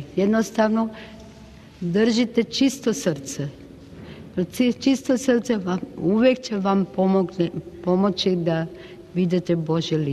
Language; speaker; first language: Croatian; non-native, local second language; Albanian